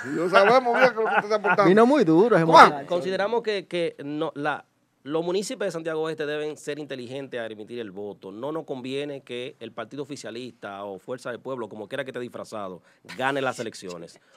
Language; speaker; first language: Spanish; native; Spanish